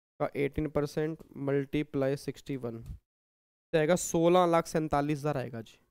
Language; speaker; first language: Hindi; native; Hindi